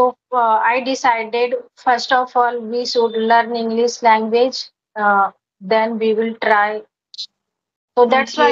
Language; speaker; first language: English; non-native, learner; Hindi